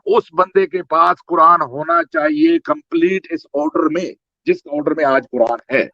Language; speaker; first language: Urdu; native; Urdu